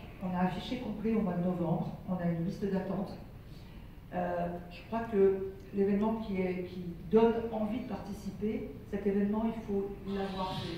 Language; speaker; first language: French; native; French